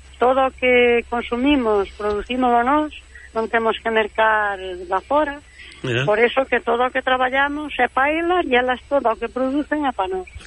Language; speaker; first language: Galician; native; Galician